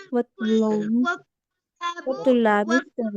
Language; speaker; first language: Arabic; non-native, learner; Urdu